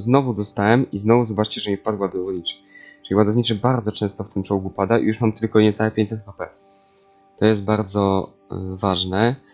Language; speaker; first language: Polish; native; Polish